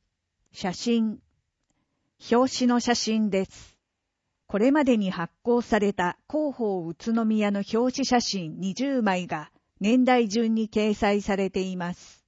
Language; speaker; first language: Japanese; native; Japanese